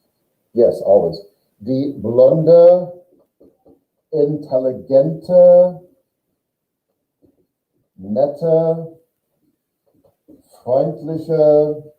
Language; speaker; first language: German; non-native, fluent; English